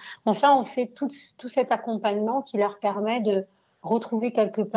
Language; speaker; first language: French; early bilingual, other home language; Arabic